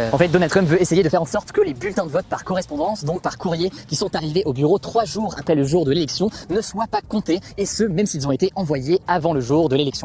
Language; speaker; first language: French; native; French